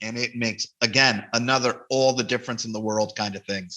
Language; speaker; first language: English; native; English